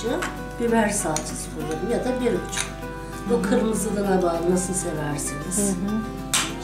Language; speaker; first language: Turkish; native; Turkish